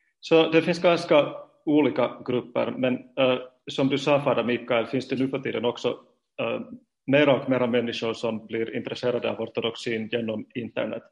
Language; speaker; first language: Swedish; non-native, fluent; Finnish